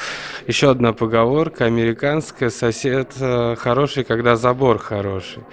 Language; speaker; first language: Russian; native; Russian